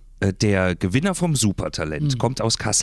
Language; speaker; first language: German; native; German